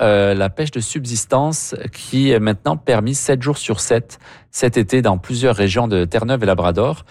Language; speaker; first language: French; native; French